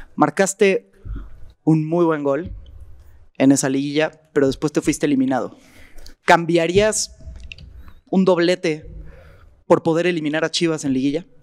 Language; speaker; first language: Spanish; native; Spanish